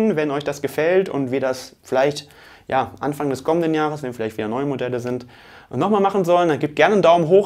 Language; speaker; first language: German; native; German